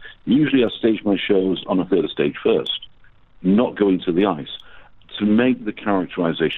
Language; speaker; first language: English; native; English